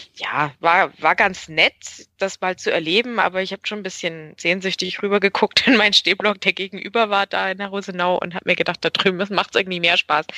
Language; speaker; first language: German; native; German